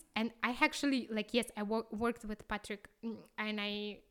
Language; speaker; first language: English; non-native, fluent; Ukrainian